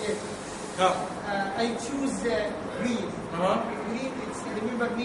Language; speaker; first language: English; non-native, learner; Arabic